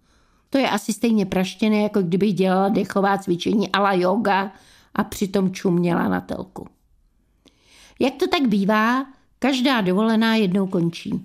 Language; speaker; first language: Czech; native; Czech